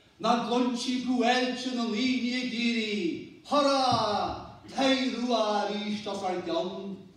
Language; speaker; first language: Irish; native; Irish